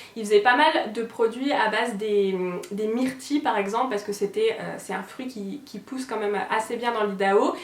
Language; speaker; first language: French; native; French